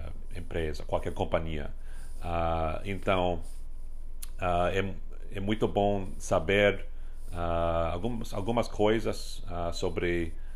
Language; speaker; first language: Portuguese; non-native, fluent; English